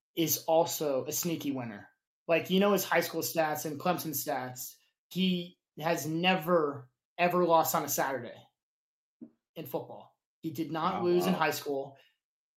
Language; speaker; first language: English; native; English